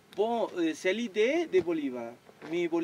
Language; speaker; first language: French; non-native, learner; Spanish